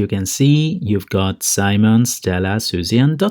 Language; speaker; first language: English; non-native, fluent; Spanish